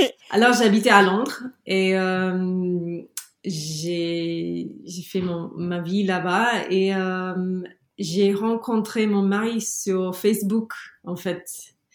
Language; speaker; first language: French; non-native, fluent; English